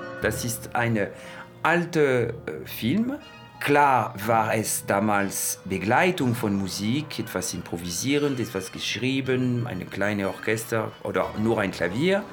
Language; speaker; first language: German; non-native, fluent; French